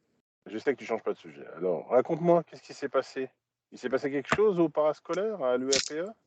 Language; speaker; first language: French; native; French